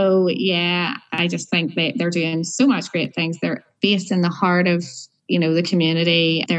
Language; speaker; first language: English; native; English